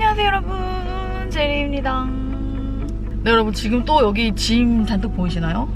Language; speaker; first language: Korean; native; Korean